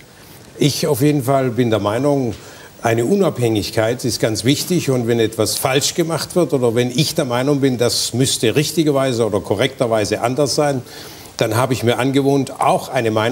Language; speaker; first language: German; native; German